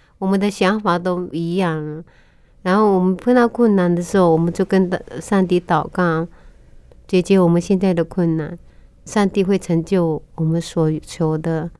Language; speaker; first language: Chinese; non-native, local second language; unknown